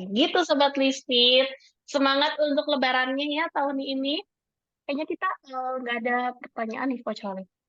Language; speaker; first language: Indonesian; native; Indonesian